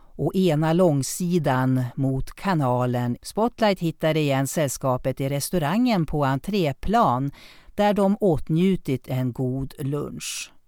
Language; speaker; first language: Swedish; native; Swedish